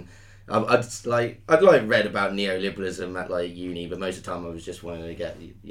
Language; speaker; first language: English; native; English